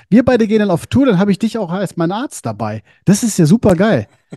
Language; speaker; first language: German; native; German